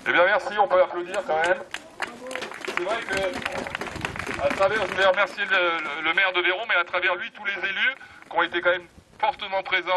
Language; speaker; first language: French; native; French